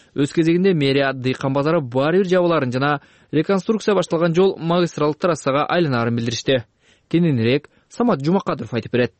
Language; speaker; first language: Kyrgyz; native; Kyrgyz